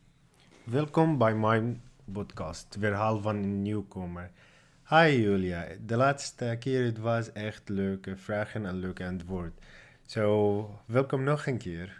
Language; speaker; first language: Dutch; non-native, learner; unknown